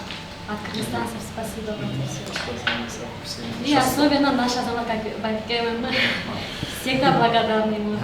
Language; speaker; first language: Russian; non-native, local second language; Kyrgyz